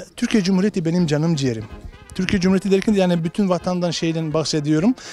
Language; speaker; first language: Turkish; non-native, fluent; Bosnian